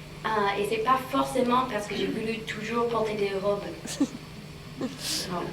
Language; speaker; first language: French; non-native, fluent; English